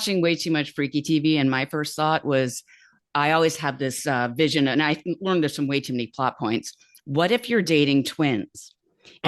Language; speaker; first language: English; native; English